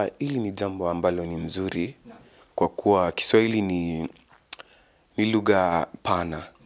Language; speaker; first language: Swahili; non-native, local second language; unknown